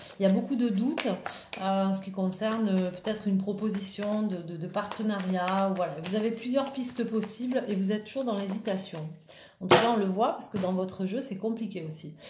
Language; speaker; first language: French; native; French